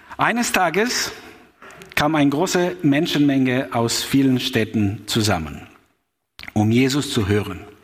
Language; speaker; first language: German; non-native, fluent; Albanian